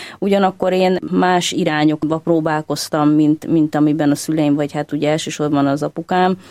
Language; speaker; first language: Hungarian; native; Hungarian